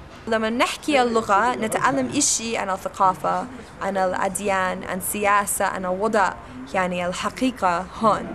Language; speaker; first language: Arabic; non-native, learner; English